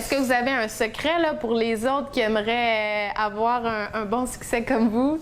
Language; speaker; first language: French; native; French